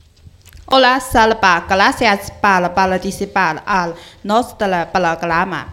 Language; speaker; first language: Catalan; non-native, learner; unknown